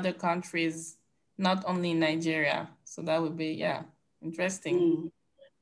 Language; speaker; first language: English; non-native, local second language; French